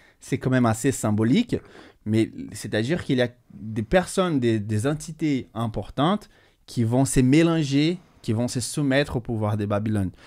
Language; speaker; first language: French; non-native, fluent; Portuguese